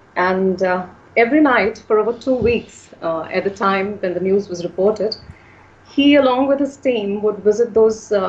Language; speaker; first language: English; non-native, local second language; Punjabi